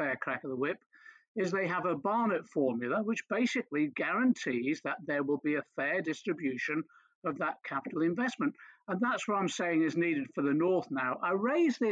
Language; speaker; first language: English; native; English